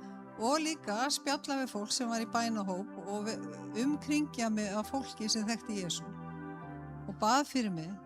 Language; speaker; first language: Icelandic; native; Icelandic